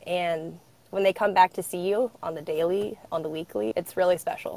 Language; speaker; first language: English; native; English